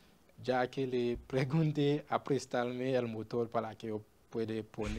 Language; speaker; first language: Spanish; non-native, learner; Haitian Creole